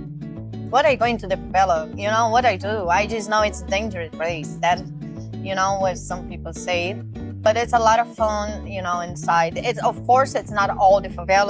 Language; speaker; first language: English; non-native, learner; Portuguese